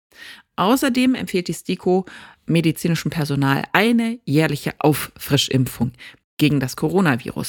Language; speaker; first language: German; native; German